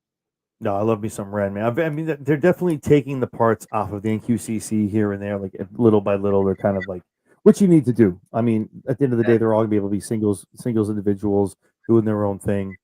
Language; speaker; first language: English; native; English